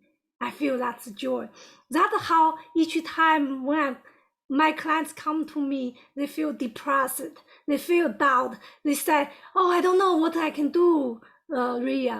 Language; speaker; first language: English; non-native, fluent; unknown